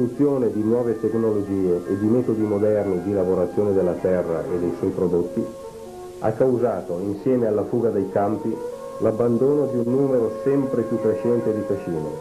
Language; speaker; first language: Italian; native; Italian